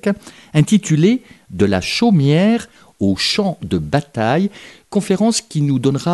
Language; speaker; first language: French; native; French